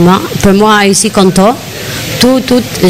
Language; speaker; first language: French; non-native, learner; Albanian